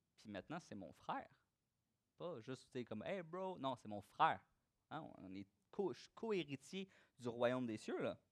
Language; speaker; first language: French; native; French